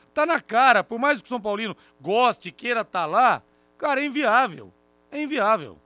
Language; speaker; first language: Portuguese; native; Portuguese